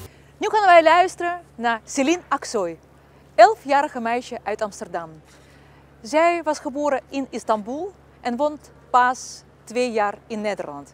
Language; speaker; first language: Dutch; non-native, fluent; Russian